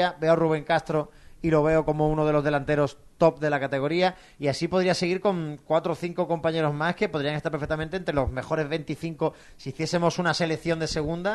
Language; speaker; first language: Spanish; native; Spanish